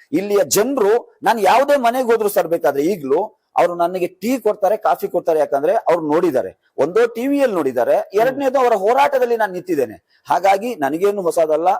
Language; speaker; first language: Kannada; non-native, local second language; Urdu